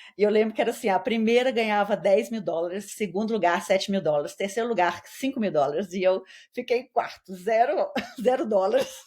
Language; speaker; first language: Portuguese; native; Portuguese